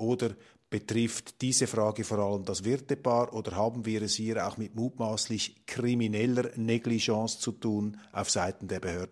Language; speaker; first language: German; native; German